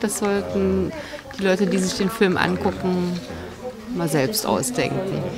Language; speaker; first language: German; non-native, fluent; Hungarian